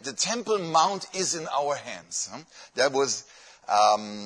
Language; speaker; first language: English; non-native, fluent; German